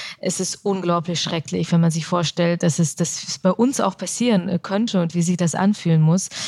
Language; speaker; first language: German; early bilingual, other home language; Russian